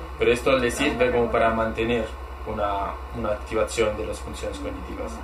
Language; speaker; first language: Spanish; non-native, fluent; Italian